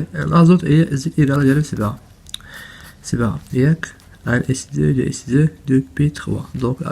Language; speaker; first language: Arabic; native; Arabic